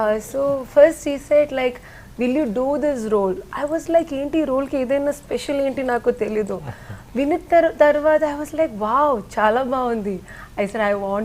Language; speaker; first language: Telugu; non-native, learner; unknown